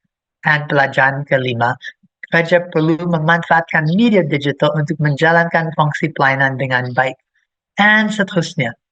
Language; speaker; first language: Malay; non-native, fluent; English